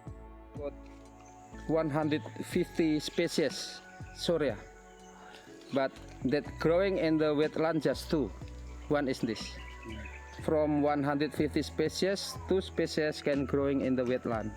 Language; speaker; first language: English; non-native, learner; Indonesian